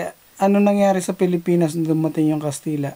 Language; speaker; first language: Filipino; native; Filipino